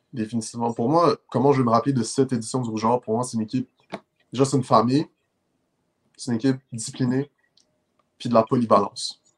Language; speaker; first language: French; native; French